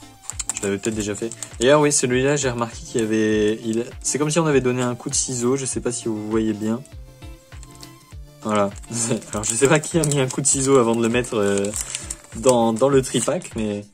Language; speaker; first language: French; native; French